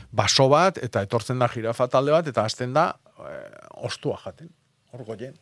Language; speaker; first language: Basque; native; Basque